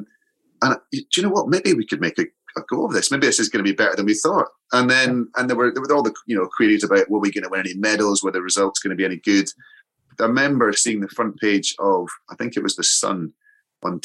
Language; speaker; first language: English; native; English